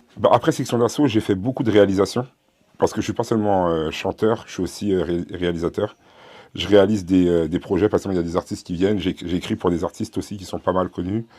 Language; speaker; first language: French; early bilingual, other home language; Haitian Creole